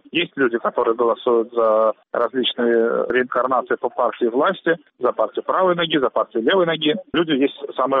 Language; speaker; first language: Russian; native; Russian